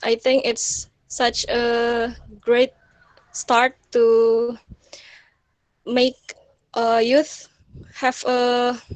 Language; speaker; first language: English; non-native, local second language; Indonesian